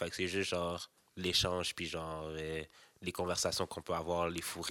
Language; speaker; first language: French; native; French